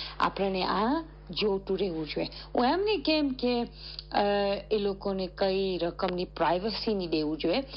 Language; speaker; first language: Gujarati; early bilingual, heritage; Gujarati